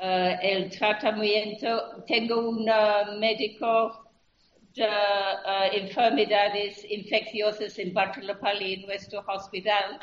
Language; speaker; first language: Spanish; non-native, fluent; English